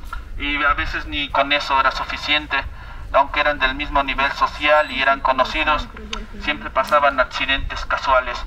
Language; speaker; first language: Spanish; native; Spanish